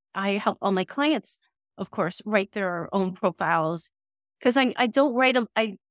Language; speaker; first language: English; native; English